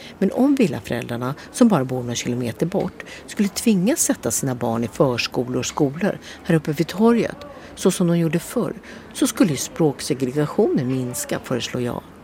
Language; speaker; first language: Swedish; native; Swedish